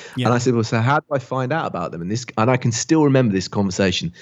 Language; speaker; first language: English; native; English